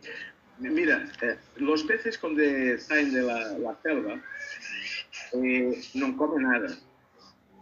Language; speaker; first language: Spanish; non-native, learner; Portuguese